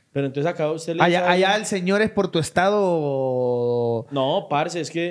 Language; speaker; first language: Spanish; native; Spanish